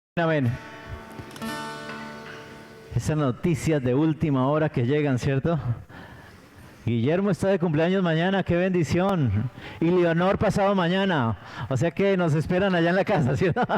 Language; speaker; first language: Spanish; native; Spanish